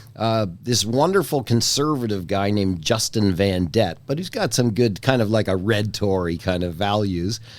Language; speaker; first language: English; native; English